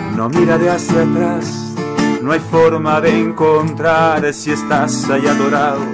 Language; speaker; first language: Spanish; native; Spanish